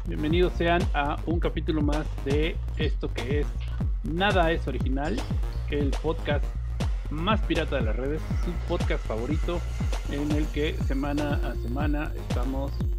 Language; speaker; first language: Spanish; native; Spanish